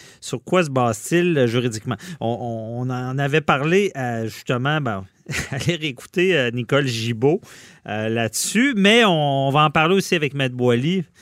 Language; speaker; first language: French; native; French